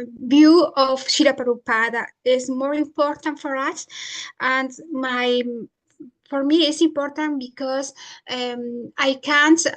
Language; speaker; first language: English; non-native, learner; Italian